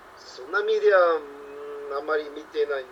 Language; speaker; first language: Japanese; non-native, learner; English